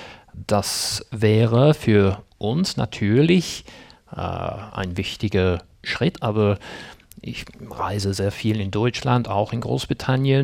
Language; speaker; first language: German; non-native, fluent; English